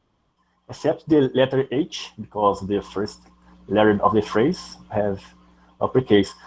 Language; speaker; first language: English; non-native, learner; Portuguese